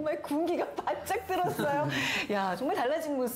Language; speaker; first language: Korean; native; Korean